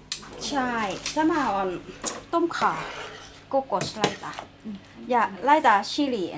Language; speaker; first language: Finnish; non-native, learner; Thai